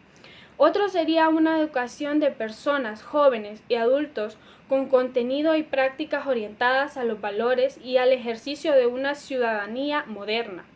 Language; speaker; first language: Spanish; native; Spanish